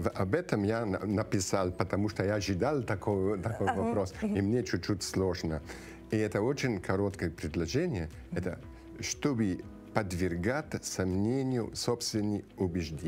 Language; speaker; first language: Russian; non-native, fluent; Italian